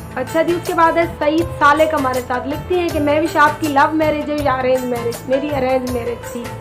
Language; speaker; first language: Urdu; native; Urdu